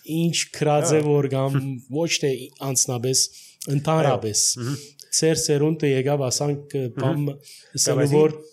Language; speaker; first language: Armenian; early bilingual, heritage; Armenian